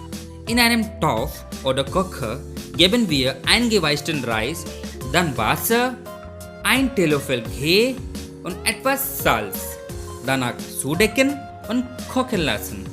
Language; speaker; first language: German; non-native, fluent; Hindi